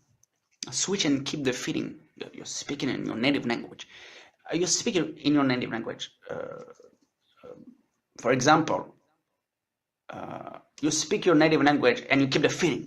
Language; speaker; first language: English; non-native, learner; French